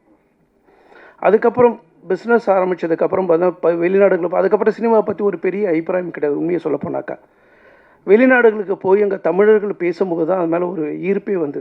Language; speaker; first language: Tamil; native; Tamil